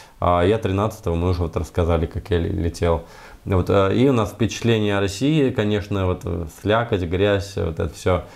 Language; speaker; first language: Russian; native; Russian